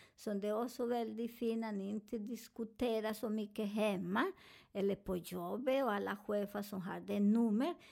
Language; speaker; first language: Swedish; non-native, learner; Spanish